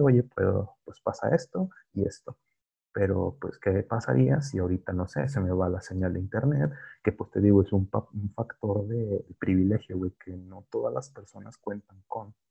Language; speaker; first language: Spanish; native; Spanish